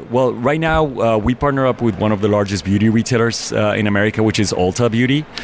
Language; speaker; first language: English; non-native, fluent; Spanish